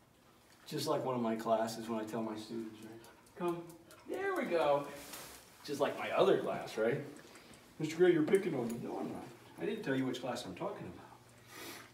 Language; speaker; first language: English; native; English